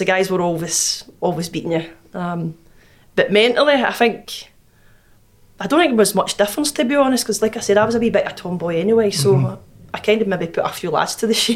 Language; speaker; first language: English; native; English